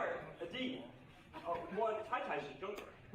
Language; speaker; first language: Chinese; non-native, learner; English